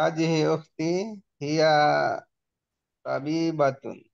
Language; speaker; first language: Arabic; non-native, learner; Indonesian